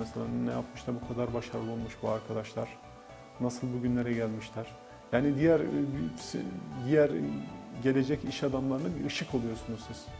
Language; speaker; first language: Turkish; native; Turkish